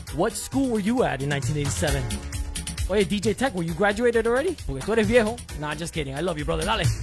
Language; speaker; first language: English; early bilingual, other home language; Spanish